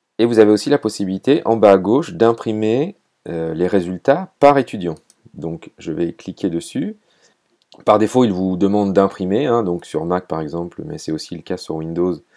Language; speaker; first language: French; native; French